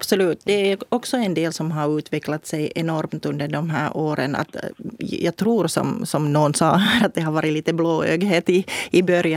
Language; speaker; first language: Swedish; non-native, local second language; Finnish